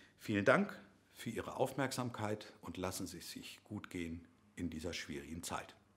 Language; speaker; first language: German; native; German